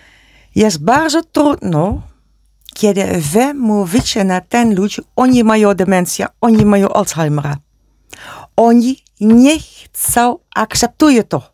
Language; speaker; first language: Polish; non-native, learner; Dutch